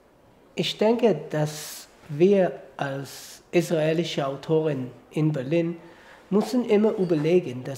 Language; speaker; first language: German; non-native, fluent; Hebrew